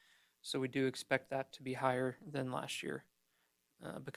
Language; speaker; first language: English; native; English